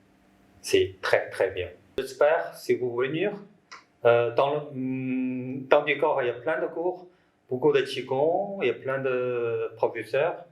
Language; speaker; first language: French; non-native, learner; Chinese